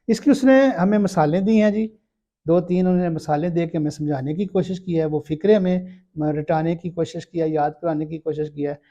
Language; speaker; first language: Urdu; non-native, local second language; Punjabi